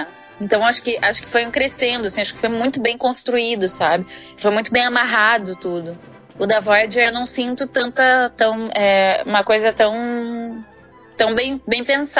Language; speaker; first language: Portuguese; native; Portuguese